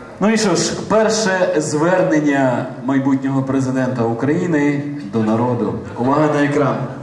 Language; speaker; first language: Ukrainian; native; Ukrainian